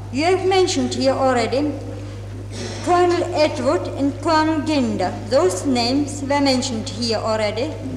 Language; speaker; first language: English; non-native, fluent; Czech